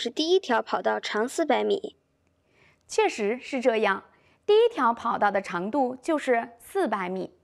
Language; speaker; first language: Chinese; native; Chinese